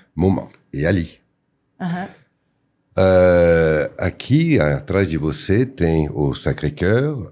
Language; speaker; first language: Portuguese; non-native, fluent; French